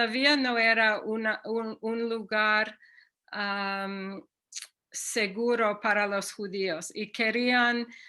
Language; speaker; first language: Spanish; non-native, fluent; English